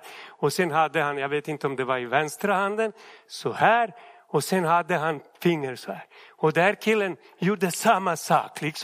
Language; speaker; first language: Swedish; non-native, fluent; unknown